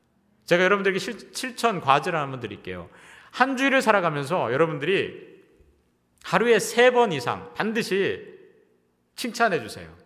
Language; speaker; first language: Korean; native; Korean